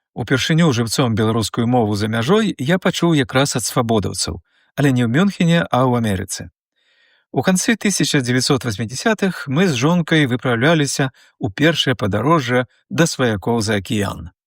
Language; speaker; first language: Belarusian; native; Belarusian